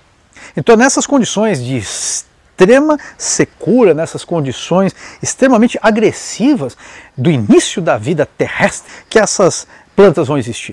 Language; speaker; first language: Portuguese; native; Portuguese